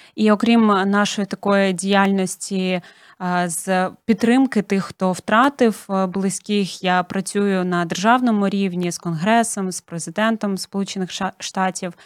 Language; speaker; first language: Ukrainian; native; Ukrainian